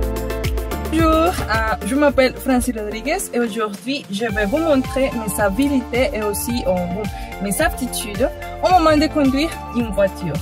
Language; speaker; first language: French; non-native, fluent; Spanish